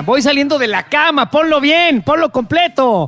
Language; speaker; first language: Spanish; native; Spanish